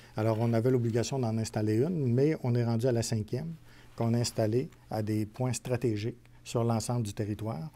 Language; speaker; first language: French; native; French